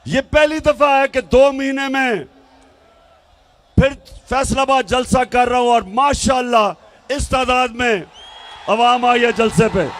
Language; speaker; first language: Urdu; native; Urdu